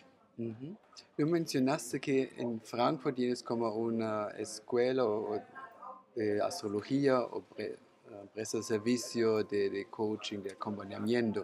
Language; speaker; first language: Spanish; non-native, fluent; German